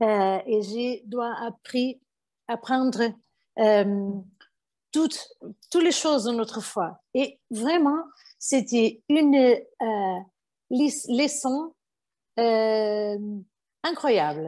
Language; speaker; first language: French; non-native, fluent; Portuguese